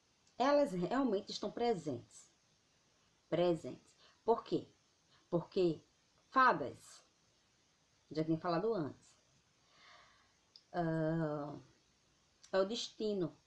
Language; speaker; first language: Portuguese; native; Portuguese